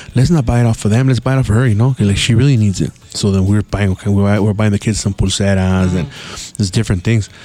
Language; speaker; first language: English; early bilingual, other home language; Spanish